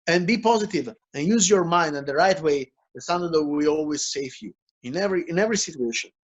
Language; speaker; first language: English; non-native, fluent; Italian